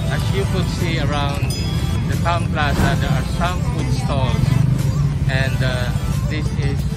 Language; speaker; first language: English; non-native, local second language; Iloko